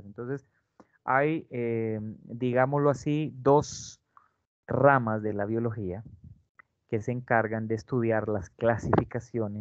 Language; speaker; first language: Spanish; native; Spanish